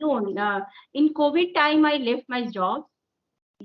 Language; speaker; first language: English; non-native, local second language; Hindi